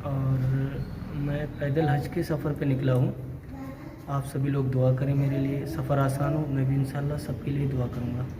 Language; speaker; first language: Hindi; native; Hindi